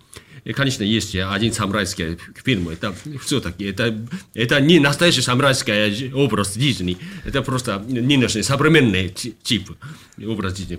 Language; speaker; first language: Russian; non-native, fluent; Japanese